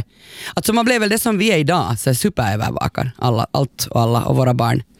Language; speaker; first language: Swedish; native; Swedish